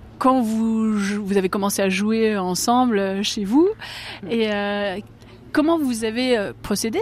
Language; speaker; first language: French; native; French